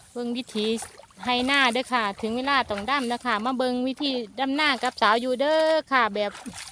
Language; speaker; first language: Thai; native; Thai